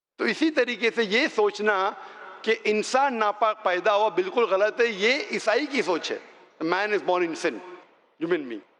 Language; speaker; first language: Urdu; non-native, local second language; Konkani